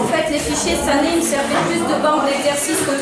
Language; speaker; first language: French; native; French